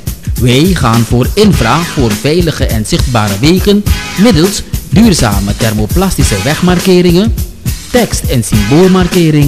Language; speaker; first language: Dutch; native; Dutch